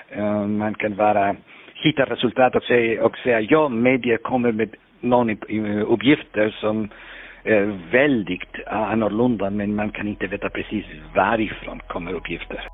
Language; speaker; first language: Swedish; non-native, fluent; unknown